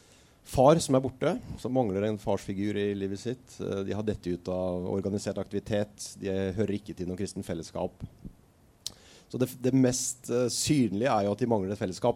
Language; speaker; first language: Norwegian; native; Norwegian